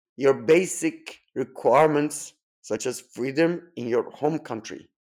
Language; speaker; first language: English; non-native, fluent; Persian